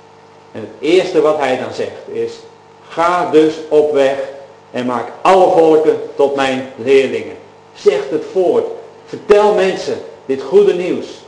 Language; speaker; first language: Dutch; native; Dutch